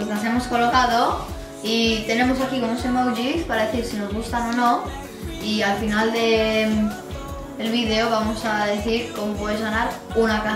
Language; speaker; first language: Spanish; early bilingual, heritage; English